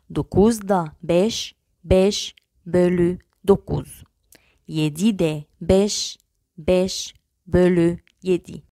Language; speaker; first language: Turkish; non-native, fluent; Arabic